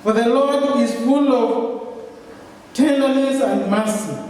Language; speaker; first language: English; non-native, local second language; Swahili